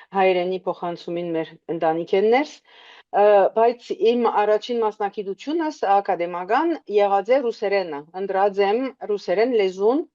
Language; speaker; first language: Armenian; early bilingual, heritage; Armenian